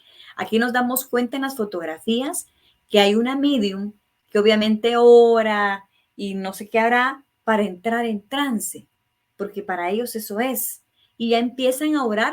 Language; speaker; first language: Spanish; native; Spanish